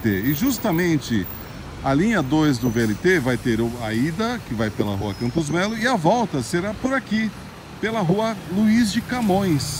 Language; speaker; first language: Portuguese; native; Portuguese